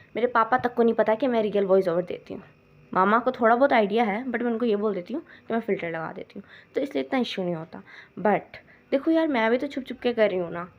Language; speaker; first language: Urdu; non-native, local second language; Punjabi